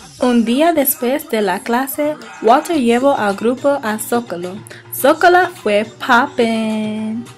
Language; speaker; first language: Spanish; non-native, learner; English